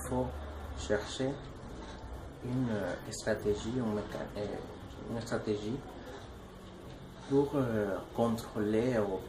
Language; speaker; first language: French; non-native, learner; Spanish